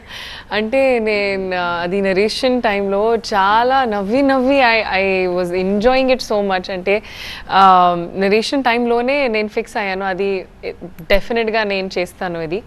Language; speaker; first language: Telugu; non-native, fluent; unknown